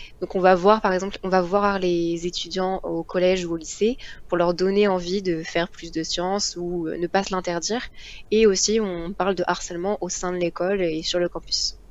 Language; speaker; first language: French; native; French